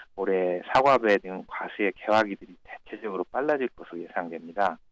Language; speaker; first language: Korean; native; Korean